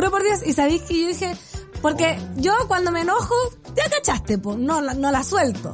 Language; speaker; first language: Spanish; native; Spanish